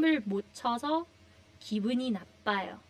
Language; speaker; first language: Korean; non-native, fluent; Filipino